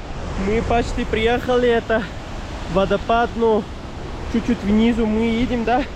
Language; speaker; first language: Russian; non-native, learner; Urdu